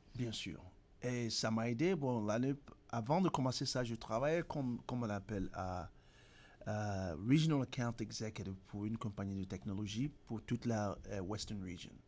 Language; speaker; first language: French; native; French